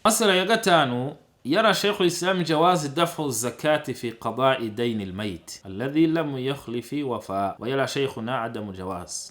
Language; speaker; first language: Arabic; non-native, fluent; Kinyarwanda